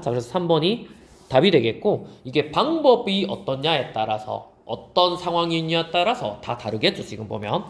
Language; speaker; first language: Korean; native; Korean